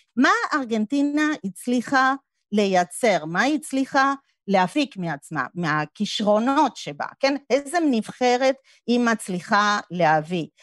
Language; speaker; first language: Hebrew; non-native, fluent; Spanish